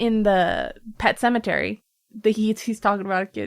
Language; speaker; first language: English; native; English